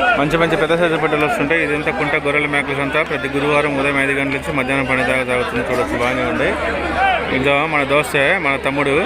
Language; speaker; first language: Telugu; native; Telugu